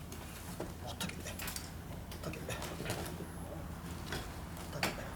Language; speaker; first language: Japanese; native; Japanese